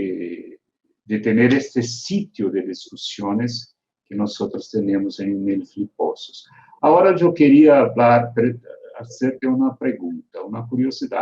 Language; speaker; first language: Spanish; non-native, fluent; Portuguese